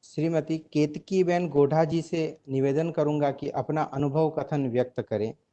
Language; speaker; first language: Hindi; non-native, local second language; Gujarati